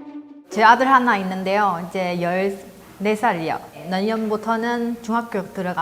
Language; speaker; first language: Korean; non-native, learner; Vietnamese